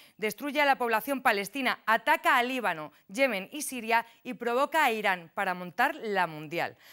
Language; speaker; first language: Spanish; native; Spanish